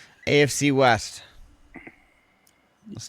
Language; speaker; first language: English; native; English